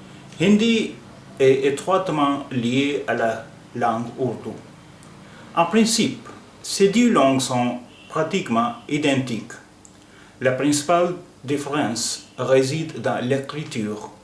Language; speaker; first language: French; non-native, fluent; Hindi